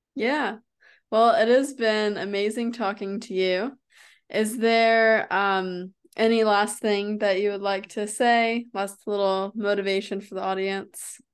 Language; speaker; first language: English; native; English